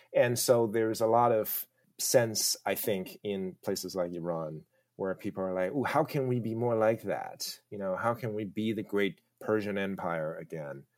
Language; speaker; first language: English; early bilingual, other home language; Chinese